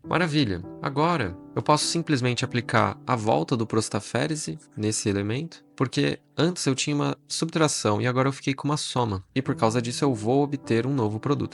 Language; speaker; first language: Portuguese; native; Portuguese